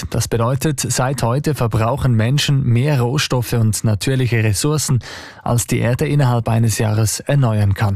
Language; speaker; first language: German; native; German